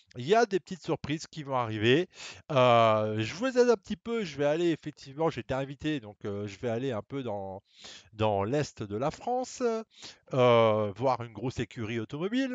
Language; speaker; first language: French; native; French